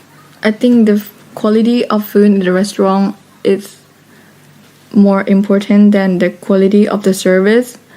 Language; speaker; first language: English; non-native, fluent; Thai